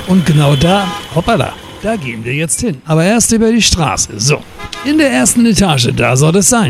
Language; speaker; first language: German; native; German